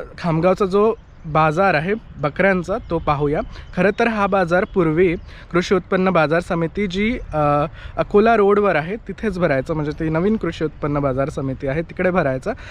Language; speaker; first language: Marathi; native; Marathi